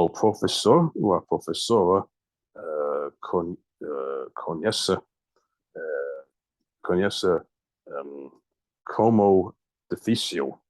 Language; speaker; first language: Portuguese; non-native, learner; English